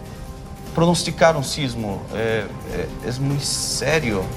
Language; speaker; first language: Spanish; non-native, learner; Portuguese